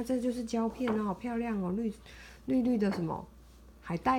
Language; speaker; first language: Chinese; native; Chinese